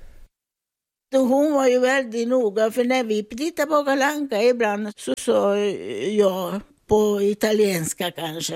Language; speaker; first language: Swedish; non-native, fluent; Italian